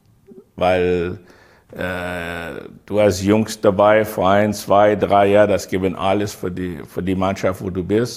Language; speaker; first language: German; non-native, learner; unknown